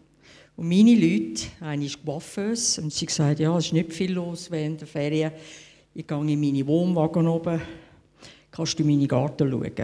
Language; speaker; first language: German; non-native, fluent; English